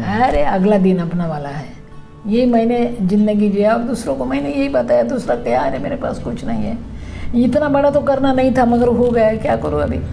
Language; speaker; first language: Hindi; non-native, local second language; Marathi